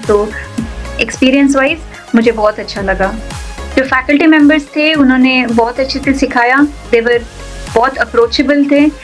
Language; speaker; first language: Hindi; non-native, local second language; Urdu